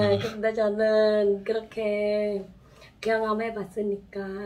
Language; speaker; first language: Korean; non-native, fluent; Khmer